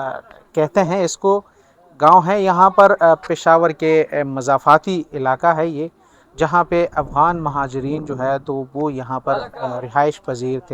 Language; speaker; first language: Urdu; native; Urdu